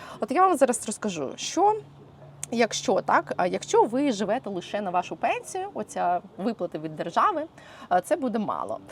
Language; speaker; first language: Ukrainian; native; Ukrainian